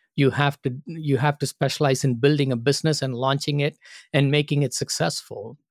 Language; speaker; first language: English; non-native, local second language; Tamil